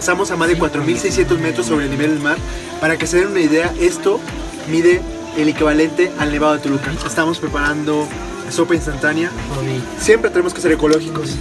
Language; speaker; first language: Spanish; native; Spanish